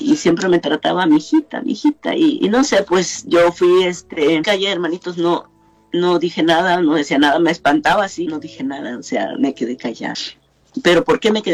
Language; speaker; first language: Spanish; native; Spanish